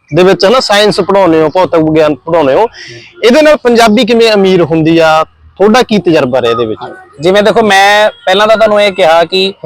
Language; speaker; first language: Punjabi; non-native, local second language; Hindi